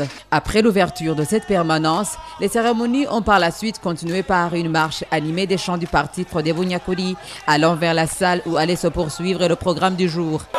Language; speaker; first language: French; non-native, local second language; Rundi